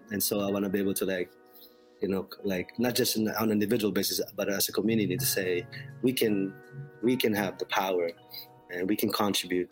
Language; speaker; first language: English; non-native, local second language; Filipino